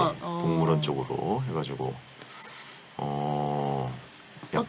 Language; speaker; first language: Korean; native; Korean